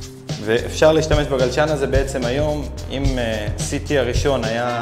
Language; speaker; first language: Hebrew; native; Hebrew